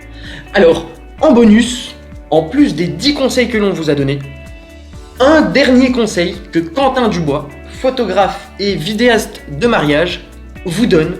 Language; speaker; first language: French; native; French